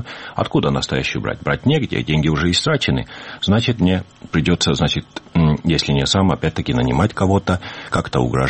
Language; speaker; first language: Russian; native; Russian